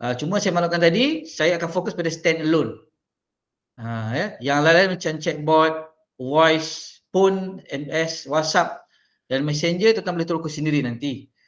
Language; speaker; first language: Malay; native; Malay